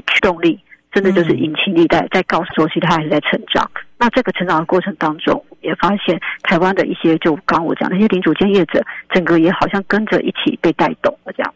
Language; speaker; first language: Chinese; native; Chinese